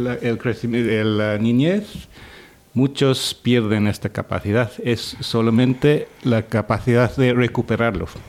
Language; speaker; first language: Spanish; non-native, fluent; English